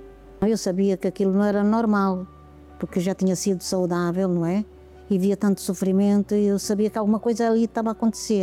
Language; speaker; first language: Portuguese; native; Portuguese